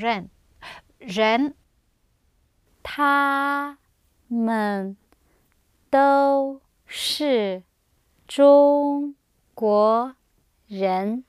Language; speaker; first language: Chinese; non-native, learner; English